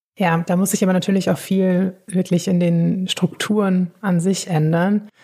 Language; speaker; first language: German; native; German